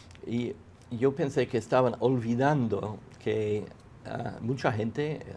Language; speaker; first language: Spanish; non-native, fluent; English